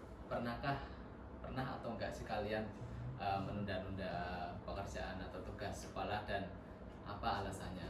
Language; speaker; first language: Indonesian; native; Indonesian